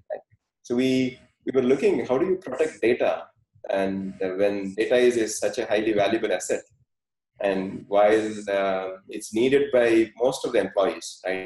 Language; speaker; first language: English; non-native, fluent; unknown